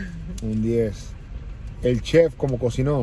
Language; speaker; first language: Spanish; early bilingual, heritage; English